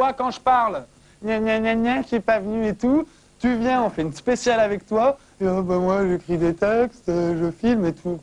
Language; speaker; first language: French; native; French